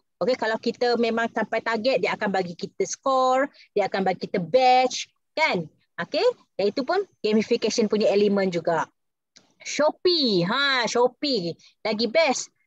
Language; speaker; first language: Malay; native; Malay